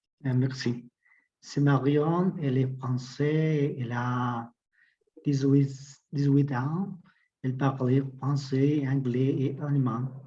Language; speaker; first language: French; non-native, learner; Spanish